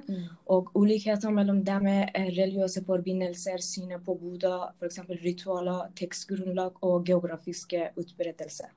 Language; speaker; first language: Norwegian; non-native, local second language; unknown